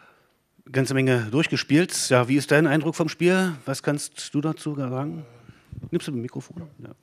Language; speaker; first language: German; native; German